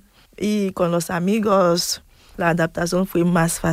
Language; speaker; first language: Spanish; non-native, fluent; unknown